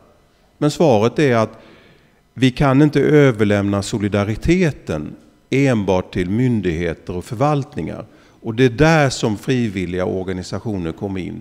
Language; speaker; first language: Swedish; native; Swedish